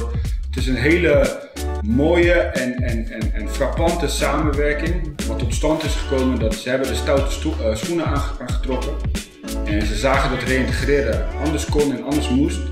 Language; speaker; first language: Dutch; native; Dutch